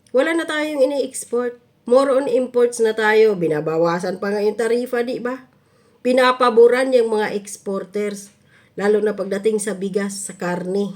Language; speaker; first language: Filipino; non-native, local second language; Cebuano